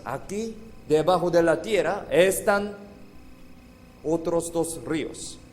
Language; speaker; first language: Spanish; non-native, fluent; Korean